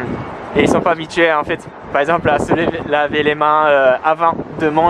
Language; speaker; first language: French; non-native, fluent; Japanese